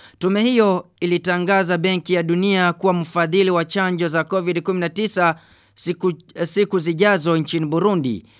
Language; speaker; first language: Swahili; non-native, local second language; Rundi